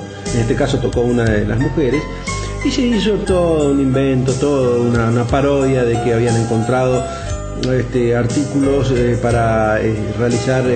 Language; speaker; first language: Spanish; native; Spanish